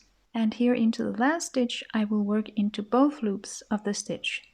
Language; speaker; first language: English; non-native, fluent; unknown